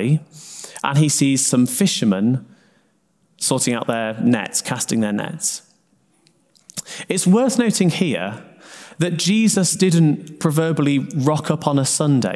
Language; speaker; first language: English; native; English